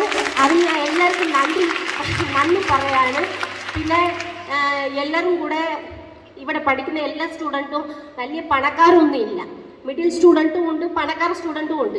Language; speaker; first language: Malayalam; non-native, learner; Tamil